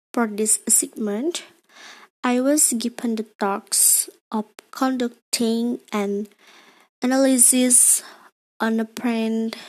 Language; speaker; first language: English; non-native, learner; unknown